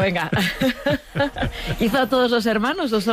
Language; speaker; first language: Spanish; native; Spanish